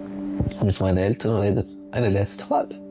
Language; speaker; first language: German; non-native, local second language; French